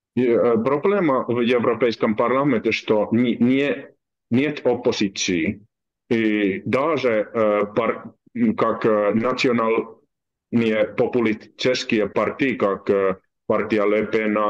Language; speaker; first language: Russian; non-native, learner; Finnish